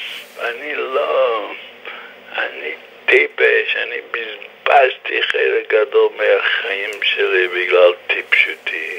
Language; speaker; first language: Hebrew; non-native, fluent; English